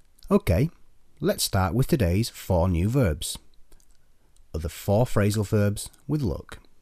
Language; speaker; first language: English; native; English